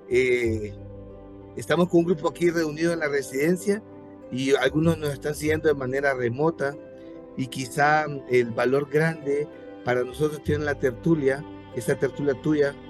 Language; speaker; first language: Spanish; native; Spanish